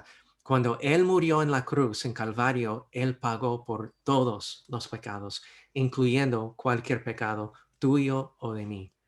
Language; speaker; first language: Spanish; non-native, fluent; English